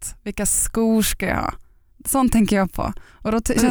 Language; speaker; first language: Swedish; native; Swedish